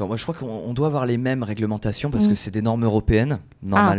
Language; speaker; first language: French; native; French